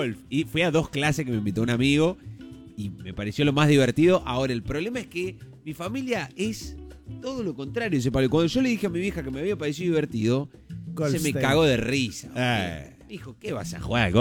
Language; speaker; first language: Spanish; native; Spanish